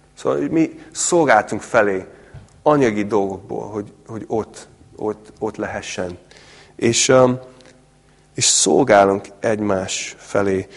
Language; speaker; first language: Hungarian; non-native, fluent; English